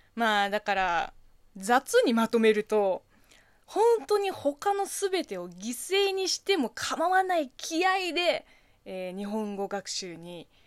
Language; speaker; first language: Japanese; non-native, fluent; Chinese